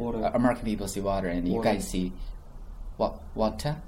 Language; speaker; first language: English; non-native, fluent; Chinese